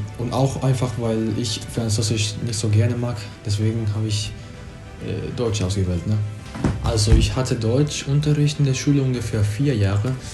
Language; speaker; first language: German; non-native, fluent; Spanish